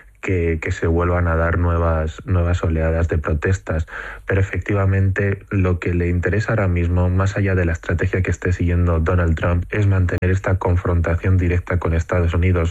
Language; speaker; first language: Spanish; native; Spanish